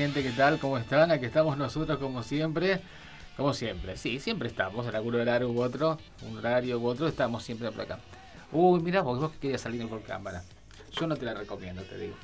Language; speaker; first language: Spanish; native; Spanish